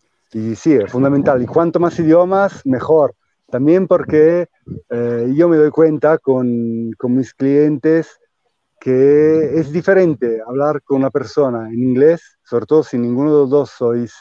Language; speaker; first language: Spanish; non-native, fluent; Italian